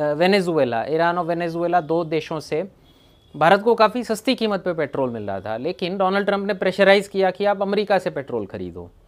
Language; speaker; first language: Hindi; non-native, local second language; Gujarati